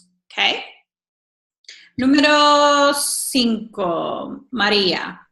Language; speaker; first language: Spanish; non-native, fluent; English